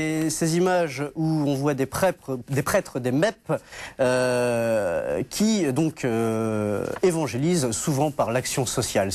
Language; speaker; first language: French; native; French